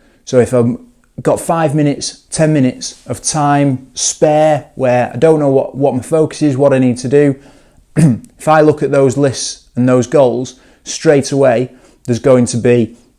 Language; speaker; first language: English; native; English